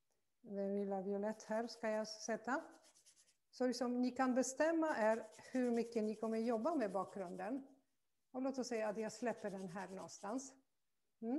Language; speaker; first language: Swedish; non-native, fluent; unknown